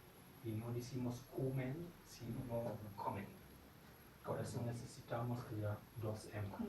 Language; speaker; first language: Spanish; non-native, fluent; German